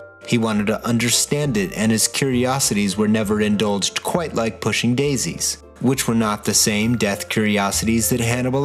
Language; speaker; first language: English; native; English